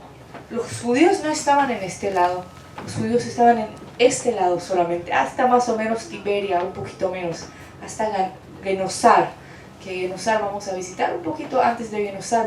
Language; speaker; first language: Spanish; non-native, fluent; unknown